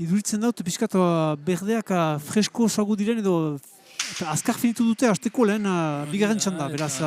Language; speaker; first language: Basque; native; Basque